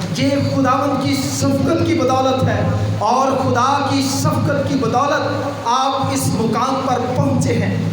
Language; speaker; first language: Urdu; non-native, local second language; Punjabi